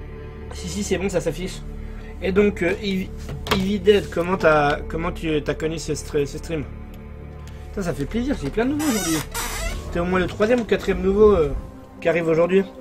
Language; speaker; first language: French; native; French